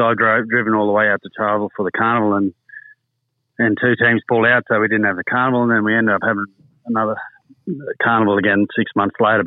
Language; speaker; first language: English; native; English